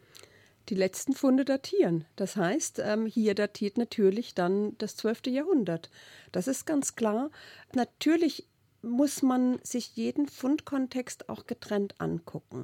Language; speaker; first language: German; native; German